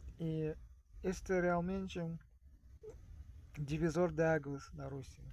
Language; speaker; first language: Portuguese; non-native, fluent; Russian